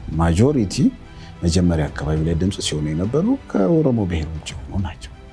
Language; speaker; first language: Amharic; non-native, local second language; Oromo